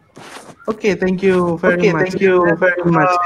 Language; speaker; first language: English; non-native, fluent; Indonesian